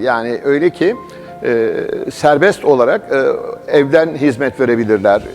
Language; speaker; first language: Turkish; native; Turkish